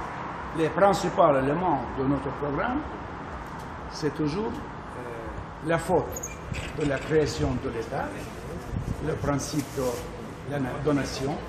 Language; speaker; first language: French; non-native, learner; Russian